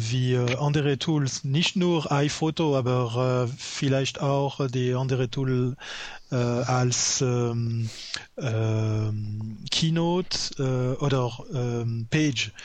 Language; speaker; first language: German; non-native, learner; French